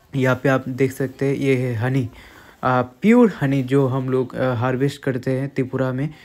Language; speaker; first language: Hindi; non-native, local second language; Bangla